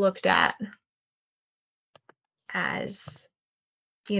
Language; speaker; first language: English; native; English